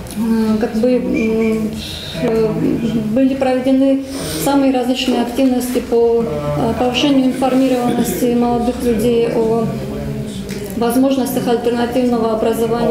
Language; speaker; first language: Russian; native; Russian